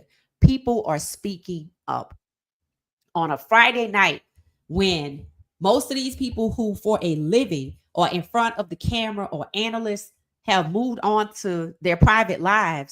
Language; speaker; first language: English; native; English